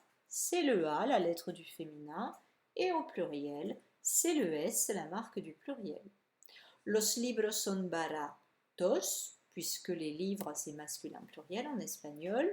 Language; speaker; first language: French; native; French